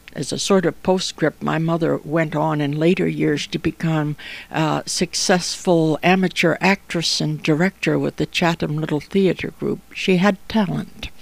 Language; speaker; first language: English; native; English